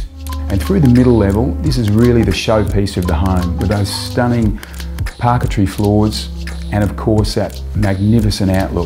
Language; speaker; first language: English; native; English